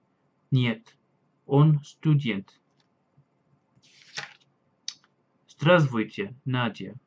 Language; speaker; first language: Russian; non-native, learner; English